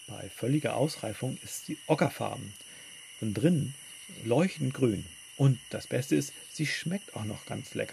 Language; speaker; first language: German; native; German